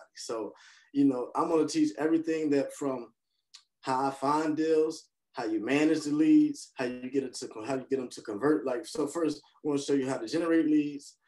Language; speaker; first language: English; native; English